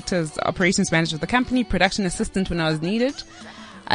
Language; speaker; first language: English; non-native, local second language; Xhosa